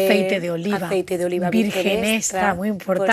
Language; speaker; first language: Spanish; native; Spanish